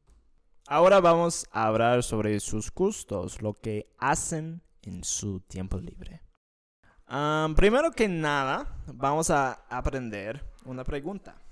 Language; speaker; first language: Spanish; non-native, fluent; English